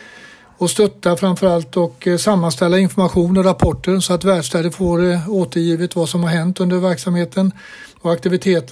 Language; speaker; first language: Swedish; native; Swedish